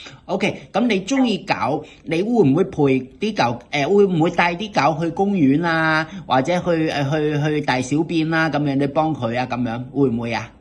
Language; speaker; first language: Cantonese; native; Cantonese